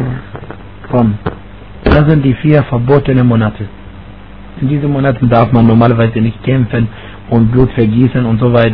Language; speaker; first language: German; non-native, fluent; Arabic